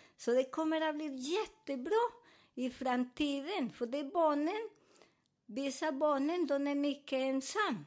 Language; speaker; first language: Swedish; non-native, learner; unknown